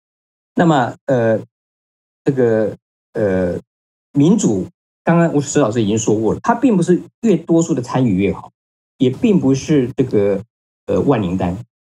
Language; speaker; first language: Chinese; native; Chinese